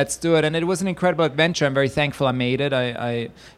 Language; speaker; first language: English; non-native, fluent; Swiss German